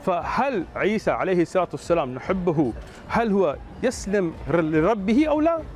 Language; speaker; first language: Arabic; non-native, fluent; English